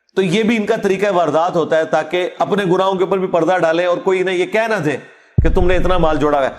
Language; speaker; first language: Urdu; non-native, local second language; Punjabi